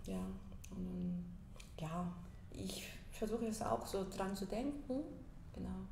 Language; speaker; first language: German; non-native, fluent; Korean